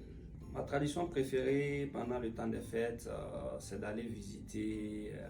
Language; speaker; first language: French; non-native, fluent; Spanish